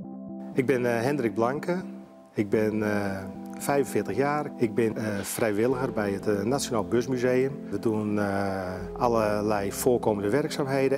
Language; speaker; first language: Dutch; native; Dutch